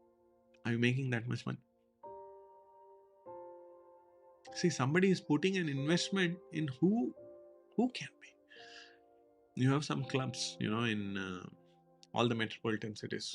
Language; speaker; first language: English; non-native, local second language; Hindi